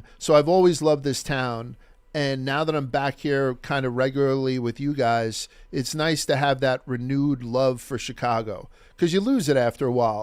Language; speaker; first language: English; native; English